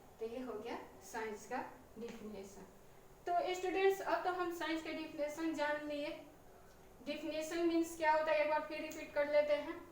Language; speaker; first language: Hindi; native; Hindi